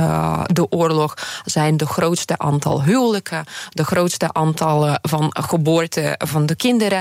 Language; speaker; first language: Dutch; non-native, fluent; Ukrainian